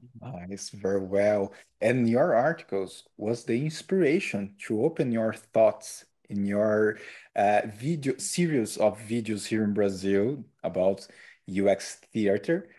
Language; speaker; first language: English; non-native, learner; Portuguese